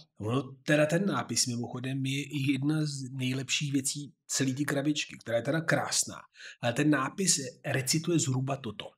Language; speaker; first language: Czech; non-native, fluent; Italian